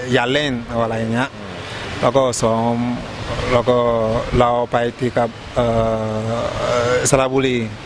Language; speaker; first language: Thai; non-native, learner; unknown